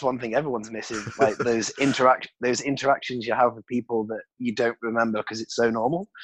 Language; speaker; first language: English; native; English